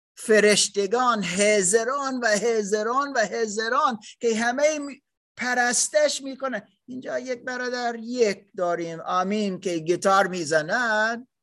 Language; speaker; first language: Persian; non-native, learner; German